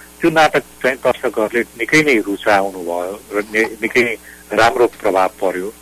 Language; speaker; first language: Nepali; native; Nepali